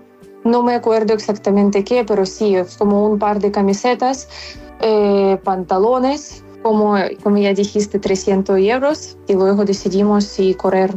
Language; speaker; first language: Spanish; non-native, fluent; Ukrainian